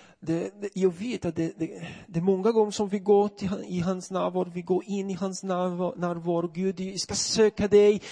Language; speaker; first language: Swedish; non-native, fluent; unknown